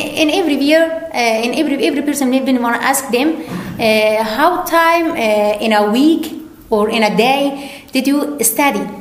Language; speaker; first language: English; non-native, learner; Persian